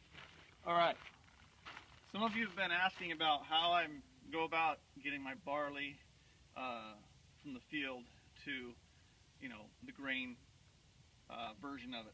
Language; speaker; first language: English; native; English